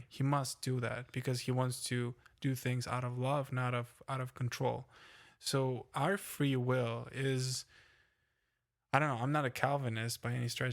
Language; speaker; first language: English; non-native, fluent; Ukrainian